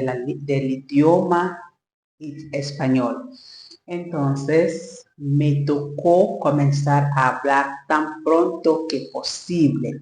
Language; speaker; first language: Spanish; non-native, learner; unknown